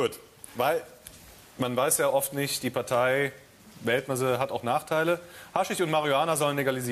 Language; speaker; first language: German; native; German